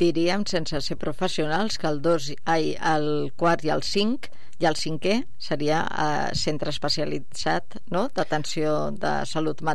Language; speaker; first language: Catalan; native; Catalan